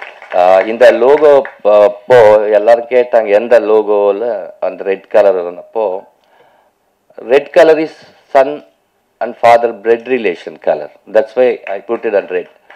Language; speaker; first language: Tamil; non-native, local second language; Telugu